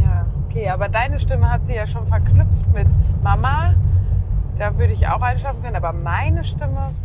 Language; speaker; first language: German; native; German